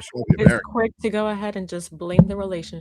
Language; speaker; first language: English; native; English